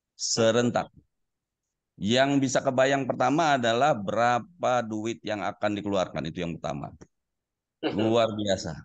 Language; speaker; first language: Indonesian; native; Indonesian